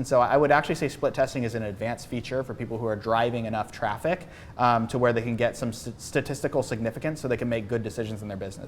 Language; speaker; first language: English; native; English